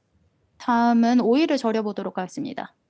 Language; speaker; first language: Korean; native; Korean